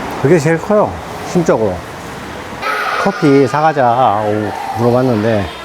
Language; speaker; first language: Korean; native; Korean